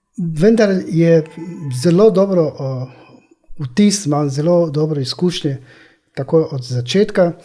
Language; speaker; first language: Slovenian; non-native, fluent; Chinese